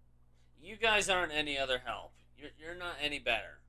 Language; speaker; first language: English; native; English